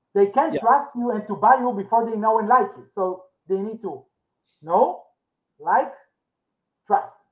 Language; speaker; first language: English; non-native, learner; Hebrew